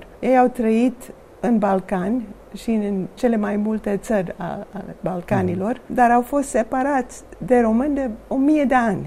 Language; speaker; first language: Romanian; non-native, fluent; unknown